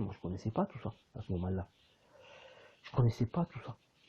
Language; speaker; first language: French; native; French